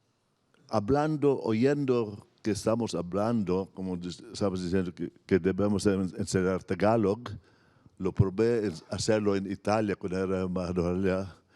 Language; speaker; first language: Spanish; non-native, fluent; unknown